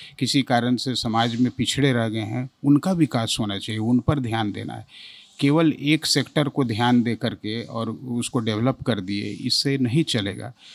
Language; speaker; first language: Hindi; native; Hindi